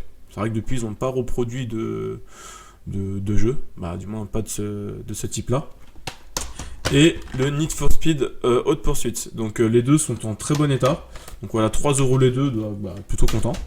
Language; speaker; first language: French; native; French